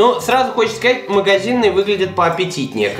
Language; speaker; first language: Russian; native; Russian